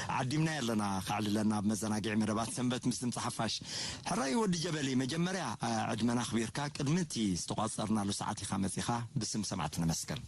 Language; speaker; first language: Tigrinya; native; Tigrinya